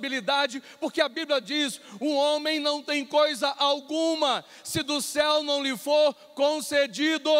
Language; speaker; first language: Portuguese; native; Portuguese